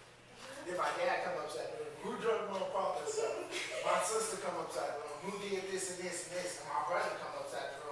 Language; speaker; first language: English; native; English